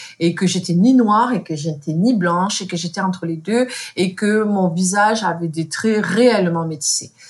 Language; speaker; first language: French; native; French